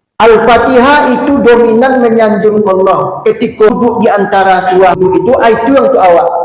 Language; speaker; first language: Malay; non-native, local second language; Minangkabau